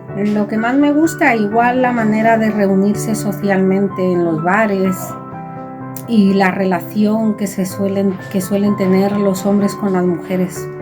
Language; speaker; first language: Spanish; native; Spanish